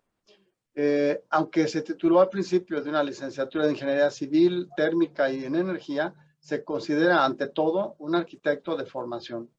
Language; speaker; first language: Spanish; native; Spanish